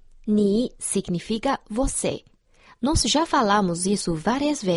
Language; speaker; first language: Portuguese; non-native, fluent; Chinese